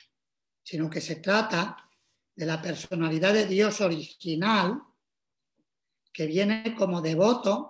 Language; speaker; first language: Spanish; native; Spanish